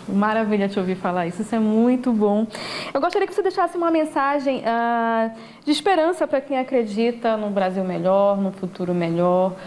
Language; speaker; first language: Portuguese; native; Portuguese